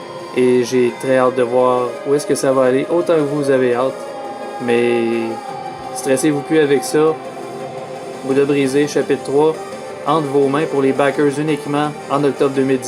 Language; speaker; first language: French; native; French